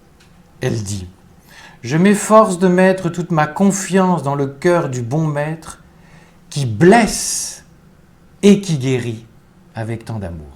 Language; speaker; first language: French; native; French